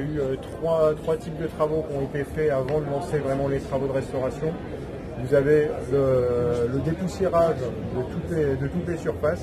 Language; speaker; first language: French; native; French